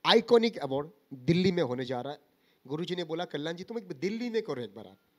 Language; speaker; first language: Hindi; non-native, local second language; Bangla